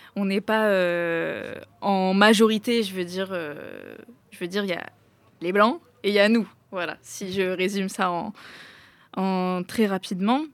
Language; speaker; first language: French; native; French